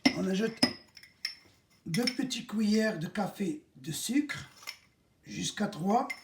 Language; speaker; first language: French; non-native, local second language; Arabic